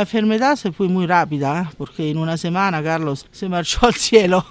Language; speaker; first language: Spanish; non-native, learner; Italian